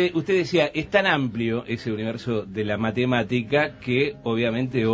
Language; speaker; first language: Spanish; native; Spanish